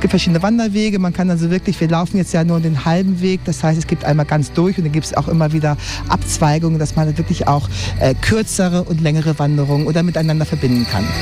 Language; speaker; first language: German; native; German